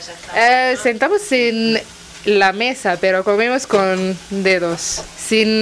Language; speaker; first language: Spanish; non-native, learner; Tamil